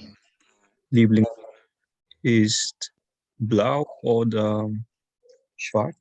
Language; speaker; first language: German; non-native, learner; Spanish